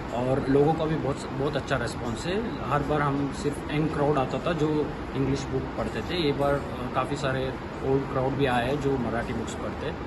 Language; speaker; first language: Hindi; non-native, local second language; Kannada